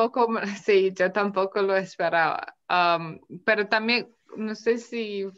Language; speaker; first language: Spanish; non-native, fluent; Romanian